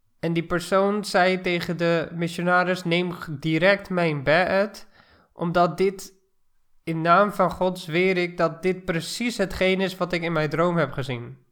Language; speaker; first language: Dutch; non-native, fluent; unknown